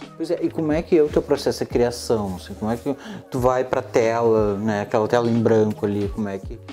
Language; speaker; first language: Portuguese; native; Portuguese